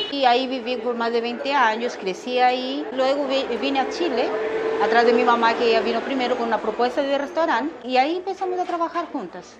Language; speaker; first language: Spanish; non-native, fluent; Korean